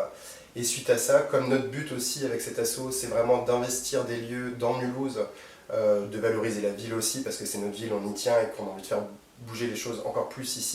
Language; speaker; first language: French; native; French